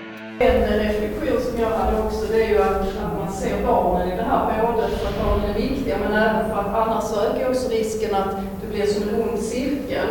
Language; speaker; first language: Swedish; native; Swedish